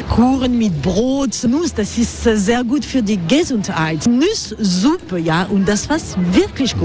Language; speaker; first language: German; non-native, learner; French